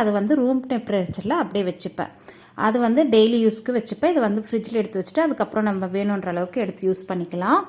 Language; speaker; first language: Tamil; native; Tamil